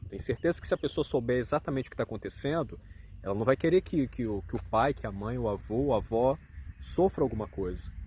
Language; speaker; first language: Portuguese; native; Portuguese